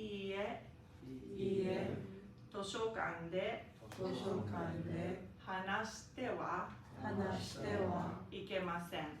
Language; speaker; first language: Japanese; non-native, fluent; English